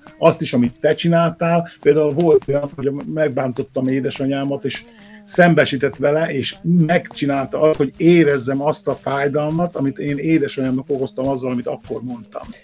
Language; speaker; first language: Hungarian; early bilingual, heritage; Hungarian